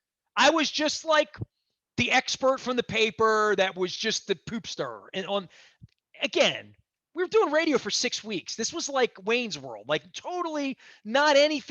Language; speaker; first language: English; native; English